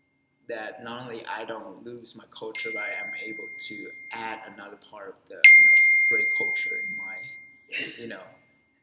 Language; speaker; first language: English; non-native, fluent; Vietnamese